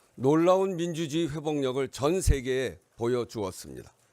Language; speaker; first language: Korean; native; Korean